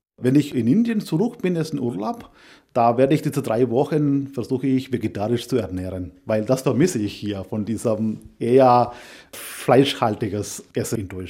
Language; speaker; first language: German; non-native, fluent; Malayalam